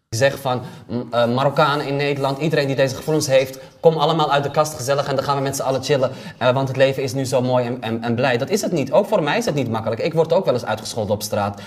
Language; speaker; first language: Dutch; early bilingual, other home language; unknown